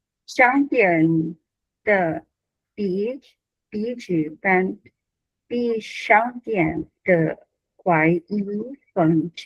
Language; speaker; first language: Chinese; non-native, learner; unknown